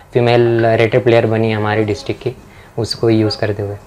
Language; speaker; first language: Hindi; non-native, local second language; Marathi